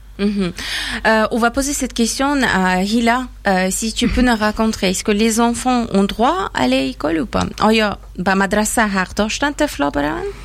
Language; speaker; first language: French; non-native, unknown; Persian